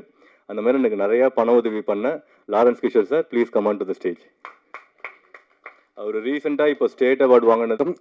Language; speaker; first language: Tamil; native; Tamil